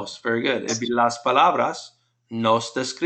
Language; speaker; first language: Spanish; non-native, fluent; English